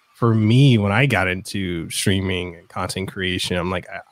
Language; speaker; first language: English; non-native, fluent; Samoan